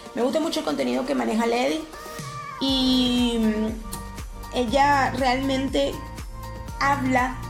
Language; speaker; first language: Spanish; native; Spanish